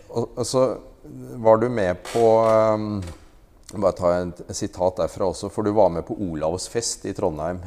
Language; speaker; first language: Norwegian; native; Norwegian